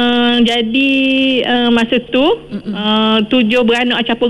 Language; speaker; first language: Malay; native; Malay